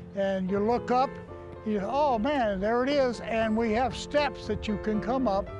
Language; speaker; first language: English; native; English